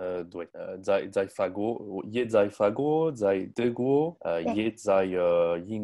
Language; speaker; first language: Chinese; non-native, learner; French